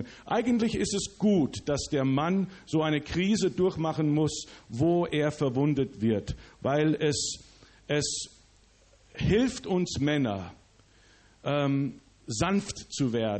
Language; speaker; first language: German; early bilingual, other home language; English